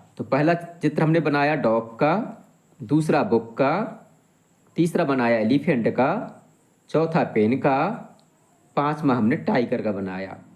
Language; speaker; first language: Hindi; native; Hindi